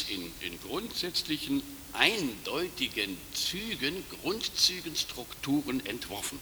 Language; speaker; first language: German; native; German